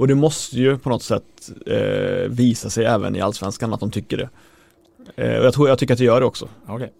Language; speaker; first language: Swedish; native; Swedish